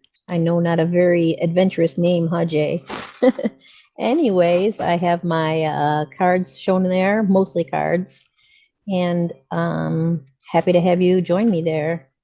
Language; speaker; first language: English; native; English